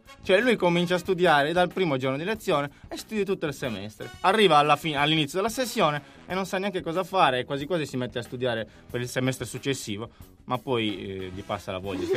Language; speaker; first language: Italian; native; Italian